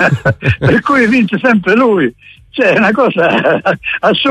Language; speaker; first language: Italian; native; Italian